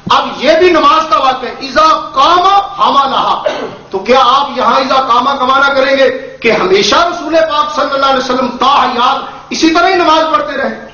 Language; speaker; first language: Urdu; non-native, local second language; Punjabi